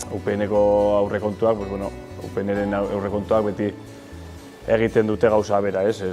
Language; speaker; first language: Basque; non-native, local second language; Spanish